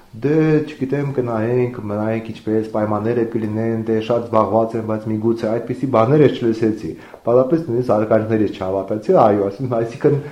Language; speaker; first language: Armenian; native; Armenian